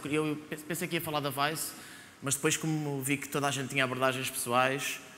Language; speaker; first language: Portuguese; native; Portuguese